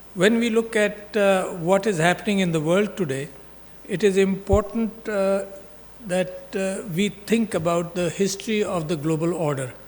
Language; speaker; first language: English; non-native, local second language; Urdu